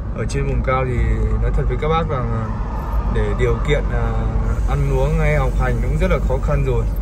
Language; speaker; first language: Vietnamese; non-native, local second language; Hmong